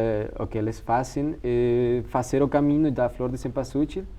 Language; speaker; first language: Portuguese; non-native, fluent; Spanish